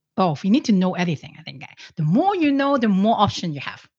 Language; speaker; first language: English; non-native, local second language; Cantonese